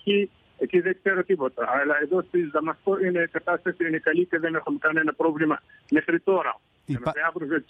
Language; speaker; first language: Greek; non-native, learner; Arabic